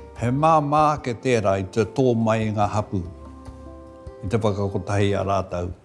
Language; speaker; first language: Māori; native; Māori